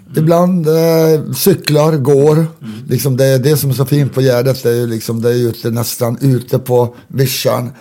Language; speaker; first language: Swedish; native; Swedish